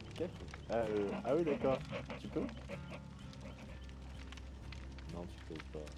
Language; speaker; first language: French; native; French